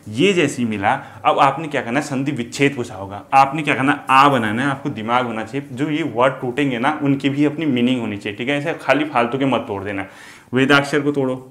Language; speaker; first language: Hindi; native; Hindi